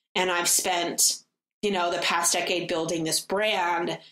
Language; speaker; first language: English; native; English